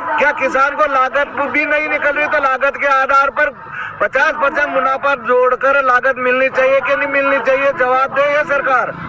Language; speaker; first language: Hindi; native; Hindi